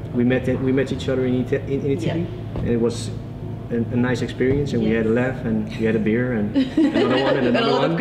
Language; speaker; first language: English; non-native, fluent; Dutch